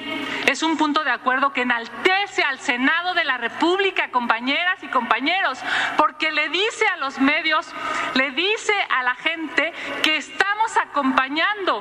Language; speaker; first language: Spanish; native; Spanish